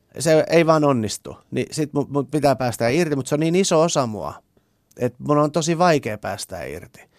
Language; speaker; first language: Finnish; early bilingual, other home language; Persian